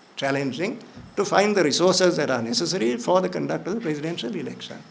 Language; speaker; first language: English; non-native, local second language; Sinhala